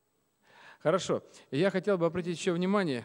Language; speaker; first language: Russian; native; Russian